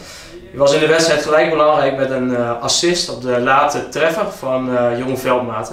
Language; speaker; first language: Dutch; native; Dutch